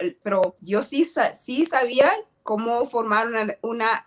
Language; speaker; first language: Spanish; non-native, learner; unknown